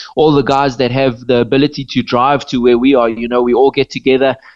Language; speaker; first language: English; native; English